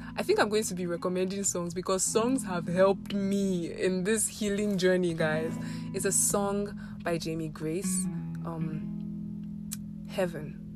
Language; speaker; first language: English; non-native, local second language; Yoruba